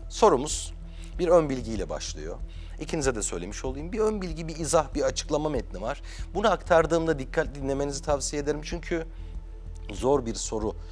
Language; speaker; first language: Turkish; native; Turkish